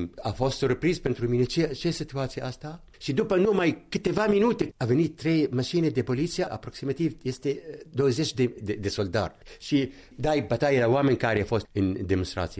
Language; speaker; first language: Romanian; non-native, learner; Arabic